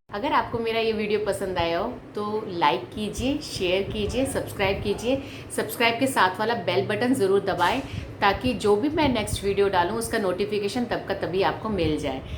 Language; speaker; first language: Hindi; non-native, local second language; Malayalam